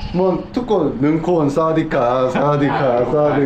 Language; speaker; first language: Thai; non-native, learner; Korean